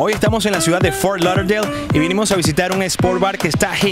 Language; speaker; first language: Spanish; native; Spanish